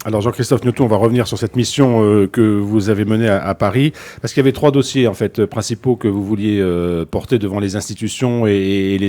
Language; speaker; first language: French; native; French